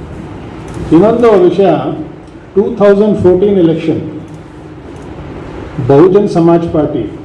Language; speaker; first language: Kannada; non-native, learner; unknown